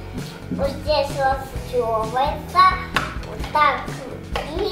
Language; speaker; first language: Russian; early bilingual, heritage; Russian